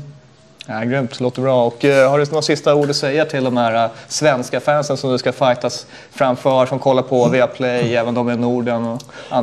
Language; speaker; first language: Swedish; native; Swedish